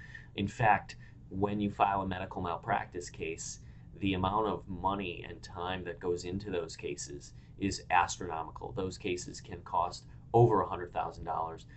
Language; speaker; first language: English; native; English